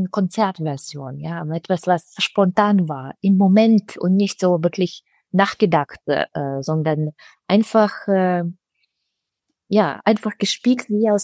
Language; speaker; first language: German; non-native, fluent; Russian